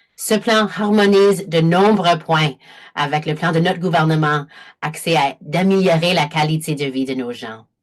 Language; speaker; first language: French; non-native, local second language; English